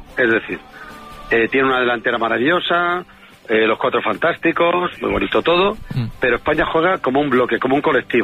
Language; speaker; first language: Spanish; native; Spanish